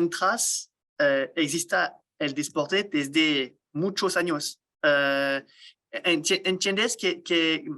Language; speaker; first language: Spanish; non-native, learner; French